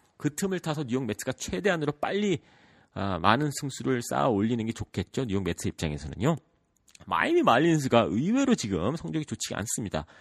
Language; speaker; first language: Korean; early bilingual, heritage; Korean